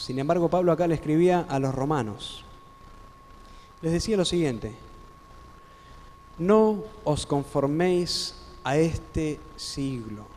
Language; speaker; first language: Spanish; native; Spanish